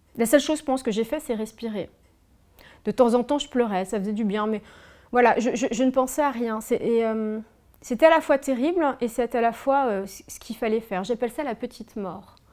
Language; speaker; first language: French; native; French